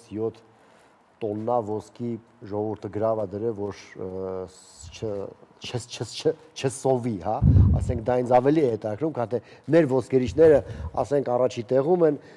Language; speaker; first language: Armenian; native; Armenian